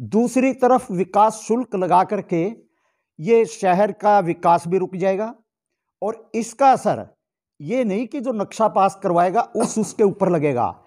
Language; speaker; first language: Hindi; native; Hindi